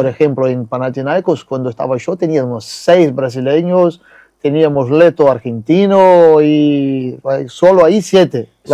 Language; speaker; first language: Spanish; non-native, fluent; Portuguese